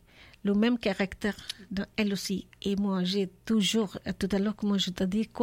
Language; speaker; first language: French; non-native, learner; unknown